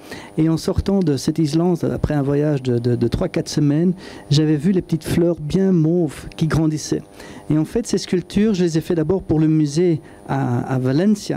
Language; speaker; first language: French; non-native, local second language; Dutch